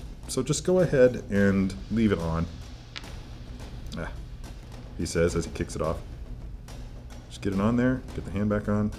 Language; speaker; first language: English; native; English